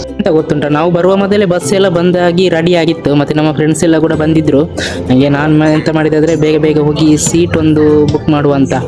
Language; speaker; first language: Kannada; non-native, local second language; Tulu